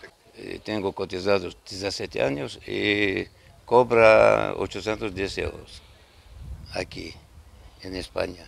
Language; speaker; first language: Spanish; non-native, learner; Ukrainian